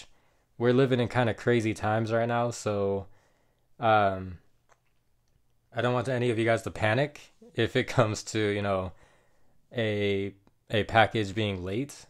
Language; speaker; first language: English; native; English